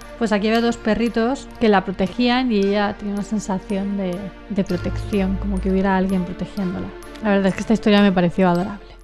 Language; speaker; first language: Spanish; native; Spanish